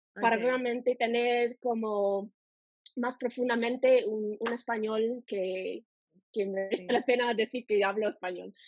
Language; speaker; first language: Spanish; non-native, fluent; English